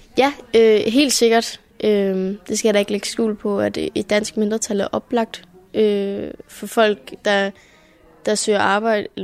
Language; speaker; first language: Danish; early bilingual, heritage; Danish